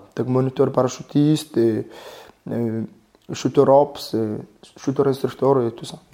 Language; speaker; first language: French; non-native, learner; Mongolian